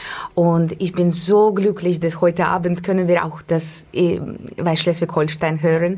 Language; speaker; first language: German; non-native, fluent; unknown